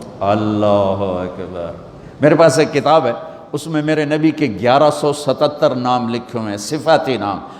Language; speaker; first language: Urdu; non-native, local second language; Punjabi